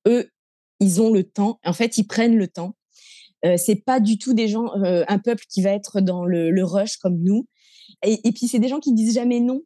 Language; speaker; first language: French; native; French